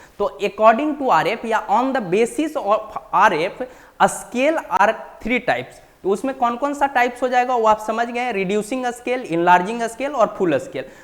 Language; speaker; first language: Hindi; native; Hindi